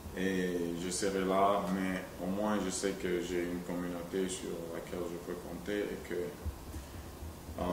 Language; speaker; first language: French; non-native, local second language; Swahili